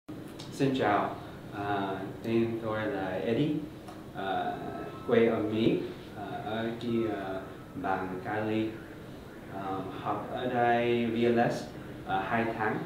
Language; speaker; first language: Vietnamese; early bilingual, heritage; Vietnamese